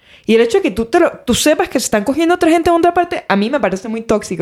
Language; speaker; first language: Spanish; native; Spanish